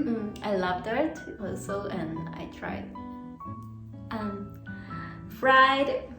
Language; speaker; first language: English; non-native, learner; Japanese